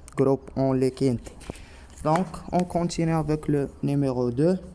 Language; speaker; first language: French; non-native, local second language; Arabic